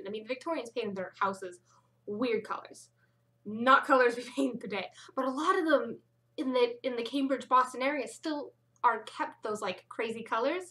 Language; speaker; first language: English; native; English